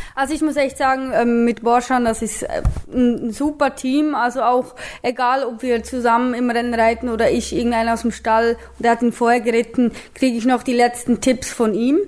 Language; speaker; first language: German; native; German